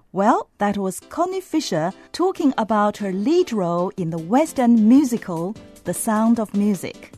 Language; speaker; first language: English; non-native, fluent; Chinese